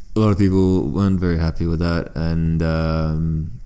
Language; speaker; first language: English; early bilingual, other home language; French